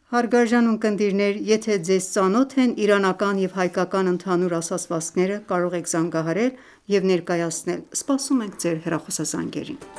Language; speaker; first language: Armenian; native; Armenian